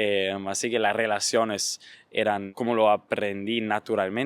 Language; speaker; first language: Spanish; non-native, fluent; German